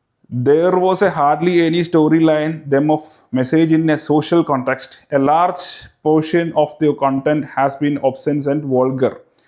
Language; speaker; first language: English; non-native, local second language; Malayalam